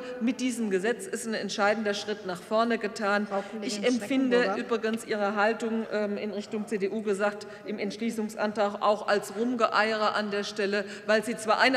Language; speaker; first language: German; native; German